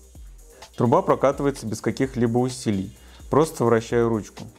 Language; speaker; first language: Russian; native; Russian